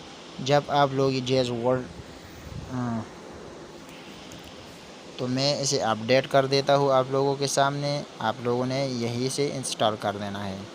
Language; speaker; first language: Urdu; non-native, local second language; Pashto